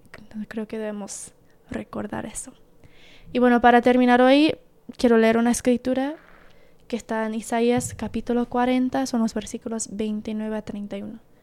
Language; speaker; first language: Spanish; early bilingual, heritage; Spanish